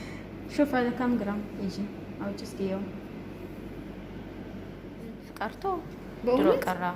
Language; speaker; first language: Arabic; non-native, learner; Amharic